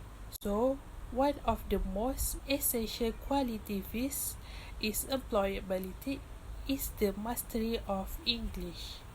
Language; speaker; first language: English; non-native, local second language; Malay